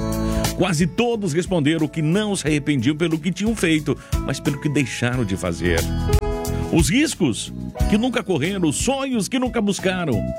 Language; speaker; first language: Portuguese; native; Portuguese